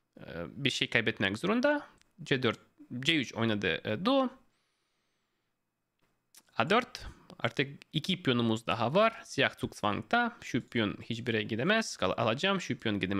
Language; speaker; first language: Turkish; non-native, fluent; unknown